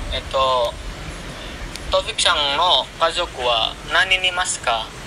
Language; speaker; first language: Japanese; non-native, learner; Indonesian